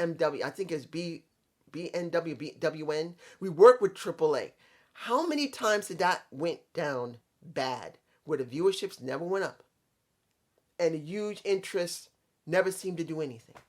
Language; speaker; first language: English; native; English